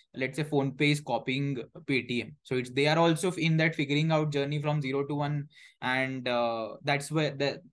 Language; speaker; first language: English; non-native, local second language; Hindi